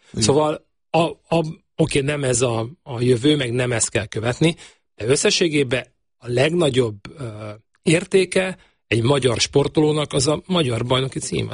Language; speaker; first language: Hungarian; native; Hungarian